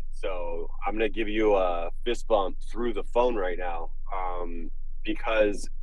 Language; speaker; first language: English; native; English